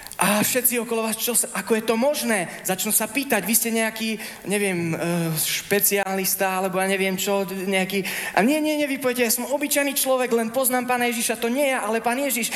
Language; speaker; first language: Slovak; early bilingual, heritage; Slovak